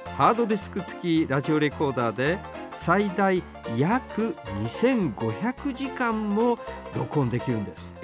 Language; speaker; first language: Japanese; native; Japanese